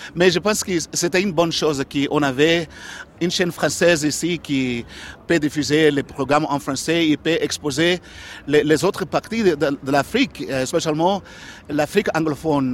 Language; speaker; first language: French; non-native, learner; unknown